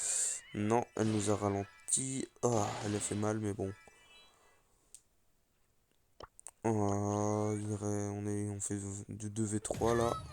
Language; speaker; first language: French; native; French